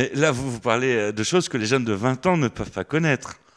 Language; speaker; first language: French; native; French